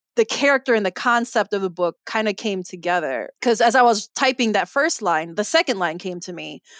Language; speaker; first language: English; native; English